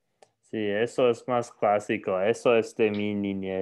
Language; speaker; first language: Spanish; non-native, learner; English